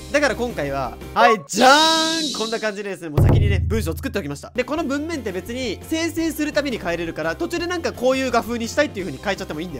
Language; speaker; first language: Japanese; native; Japanese